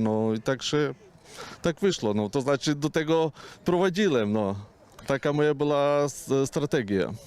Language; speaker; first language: Polish; non-native, fluent; Ukrainian